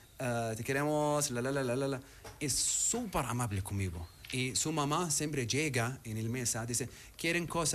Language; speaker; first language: Spanish; non-native, learner; Arabic